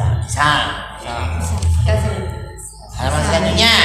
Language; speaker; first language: Indonesian; native; Indonesian